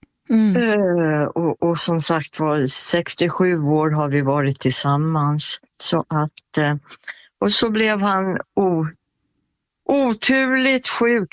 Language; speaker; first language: Swedish; native; Swedish